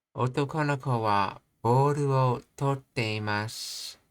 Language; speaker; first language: Japanese; non-native, learner; English